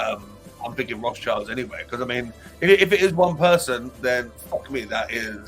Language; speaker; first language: English; native; English